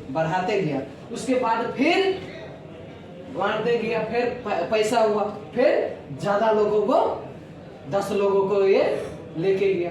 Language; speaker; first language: Hindi; non-native, local second language; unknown